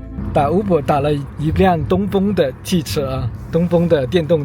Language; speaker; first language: Chinese; native; Chinese